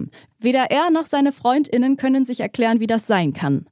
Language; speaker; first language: German; native; German